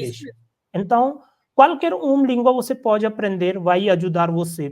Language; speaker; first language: Portuguese; non-native, learner; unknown